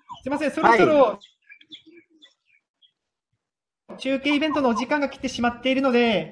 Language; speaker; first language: Japanese; native; Japanese